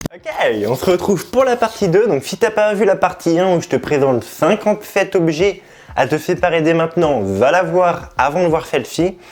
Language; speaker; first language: French; native; French